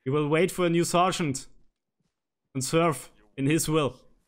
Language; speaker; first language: English; non-native, fluent; German